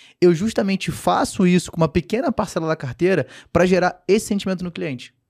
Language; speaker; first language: Portuguese; native; Portuguese